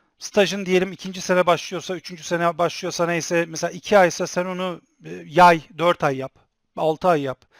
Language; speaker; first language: Turkish; native; Turkish